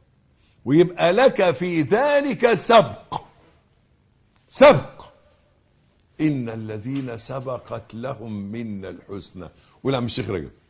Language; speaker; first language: Arabic; native; Arabic